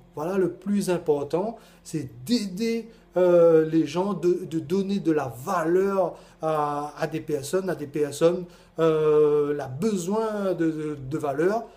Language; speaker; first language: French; non-native, local second language; Réunion Creole French